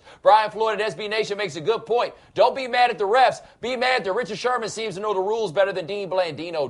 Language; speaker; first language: English; native; English